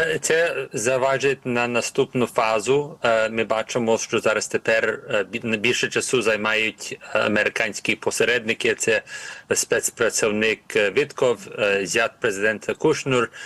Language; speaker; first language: Ukrainian; early bilingual, heritage; Ukrainian